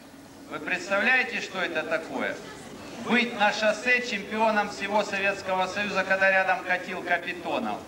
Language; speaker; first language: Russian; native; Russian